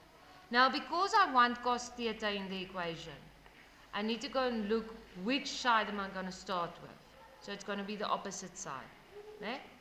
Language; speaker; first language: English; non-native, local second language; Afrikaans